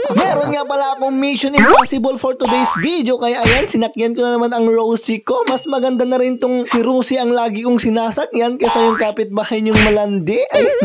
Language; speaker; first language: Filipino; non-native, local second language; Iloko